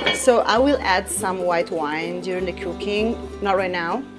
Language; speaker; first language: English; non-native, fluent; Italian